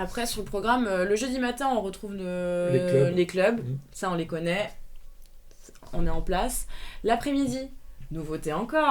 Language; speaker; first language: French; native; French